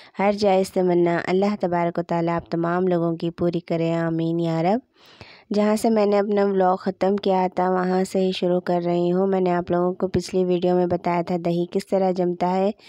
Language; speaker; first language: Hindi; native; Hindi